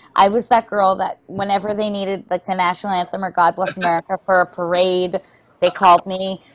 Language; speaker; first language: English; native; English